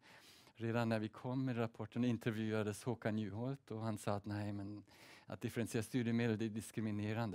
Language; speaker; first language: Swedish; early bilingual, heritage; Swedish